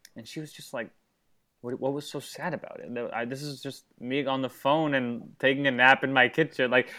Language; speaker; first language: English; native; English